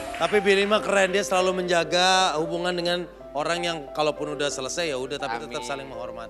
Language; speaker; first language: Indonesian; native; Indonesian